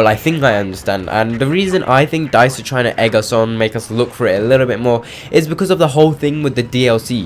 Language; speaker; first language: English; native; English